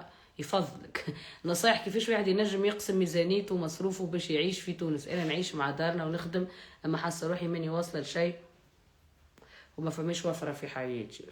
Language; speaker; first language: Arabic; native; Arabic